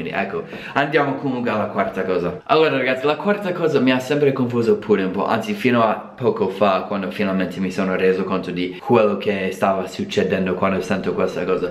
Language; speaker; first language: Italian; non-native, fluent; English